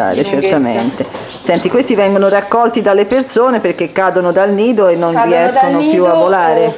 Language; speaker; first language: Italian; native; Italian